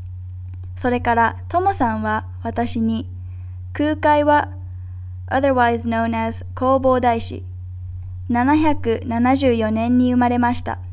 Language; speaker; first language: Japanese; non-native, learner; English